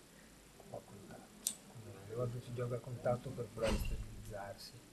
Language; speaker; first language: Italian; native; Italian